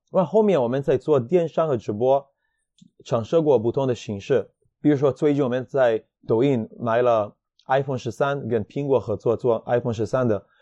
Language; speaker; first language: Chinese; non-native, fluent; Hebrew